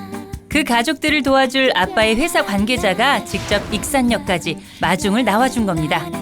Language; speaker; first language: Korean; native; Korean